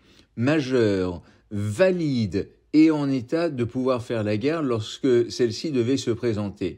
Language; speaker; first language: French; native; French